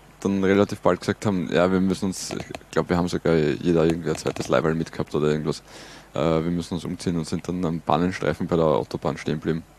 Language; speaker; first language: German; native; German